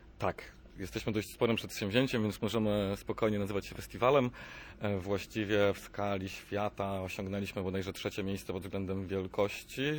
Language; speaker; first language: Polish; native; Polish